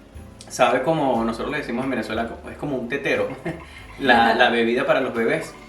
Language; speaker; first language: Spanish; native; Spanish